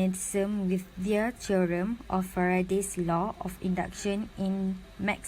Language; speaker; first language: English; non-native, local second language; Malay